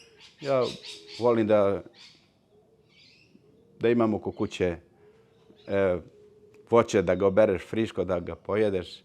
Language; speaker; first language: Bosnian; early bilingual, heritage; Serbian